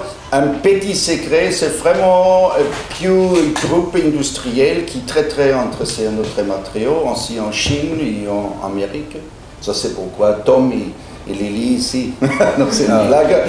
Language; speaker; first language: French; non-native, learner; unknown